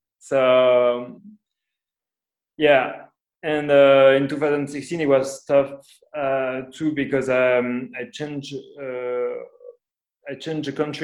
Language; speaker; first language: English; non-native, learner; French